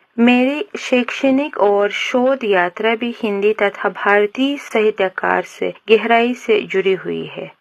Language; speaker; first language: Hindi; non-native, fluent; Uzbek